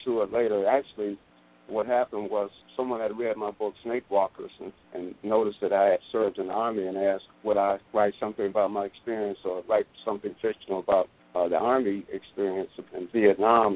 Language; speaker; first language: English; native; English